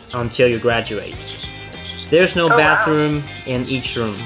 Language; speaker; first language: English; non-native, fluent; Chinese